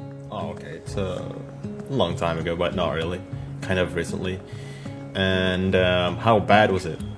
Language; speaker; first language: English; non-native, fluent; Indonesian